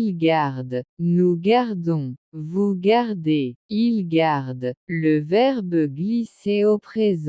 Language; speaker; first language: French; non-native, local second language; Arabic